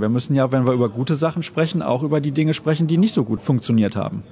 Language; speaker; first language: German; native; German